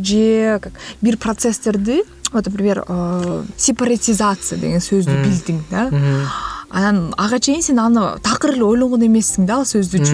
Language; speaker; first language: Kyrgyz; non-native, local second language; Russian